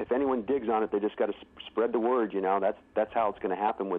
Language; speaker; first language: English; native; English